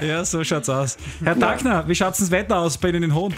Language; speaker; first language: German; native; German